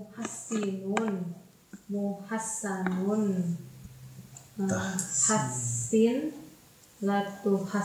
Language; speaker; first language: Arabic; non-native, learner; Indonesian